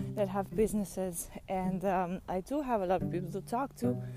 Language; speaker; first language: English; non-native, fluent; Dutch